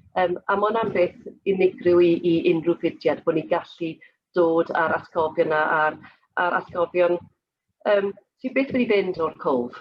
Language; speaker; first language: Welsh; native; Welsh